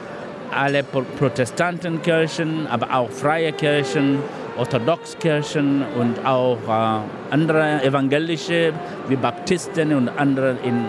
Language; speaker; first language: German; non-native, fluent; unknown